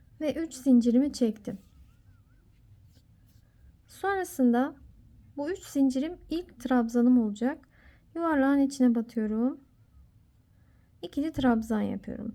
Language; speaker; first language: Turkish; native; Turkish